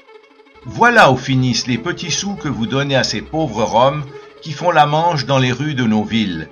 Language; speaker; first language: French; native; French